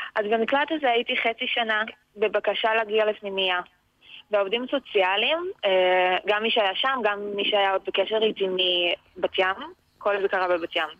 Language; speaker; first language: Hebrew; early bilingual, other home language; Russian